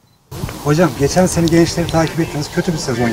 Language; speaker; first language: Turkish; native; Turkish